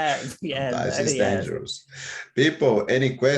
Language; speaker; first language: English; non-native, fluent; Portuguese